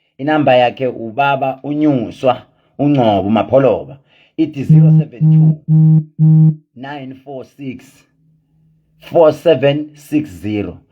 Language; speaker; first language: Zulu; native; Zulu